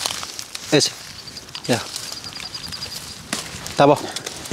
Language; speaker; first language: Portuguese; non-native, learner; Vietnamese